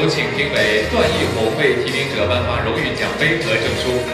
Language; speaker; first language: Chinese; native; Chinese